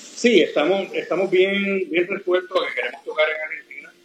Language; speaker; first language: Spanish; native; Spanish